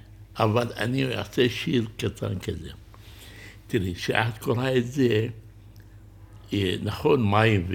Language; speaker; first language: Hebrew; non-native, local second language; Arabic